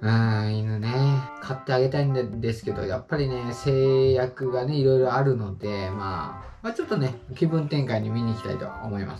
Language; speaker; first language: Japanese; native; Japanese